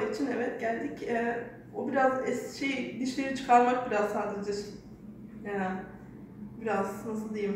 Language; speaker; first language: Turkish; early bilingual, heritage; Turkish